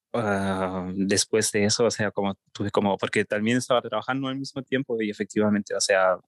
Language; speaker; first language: Spanish; early bilingual, heritage; German